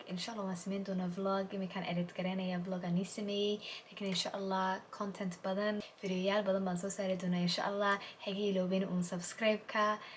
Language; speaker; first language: Somali; early bilingual, heritage; Somali